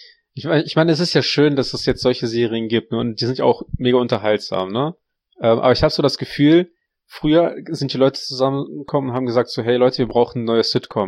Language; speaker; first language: German; native; German